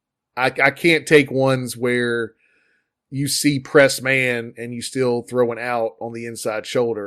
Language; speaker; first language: English; native; English